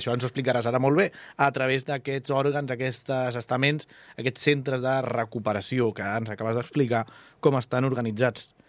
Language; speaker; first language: Catalan; native; Catalan